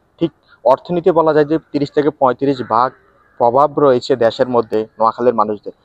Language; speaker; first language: Bangla; native; Bangla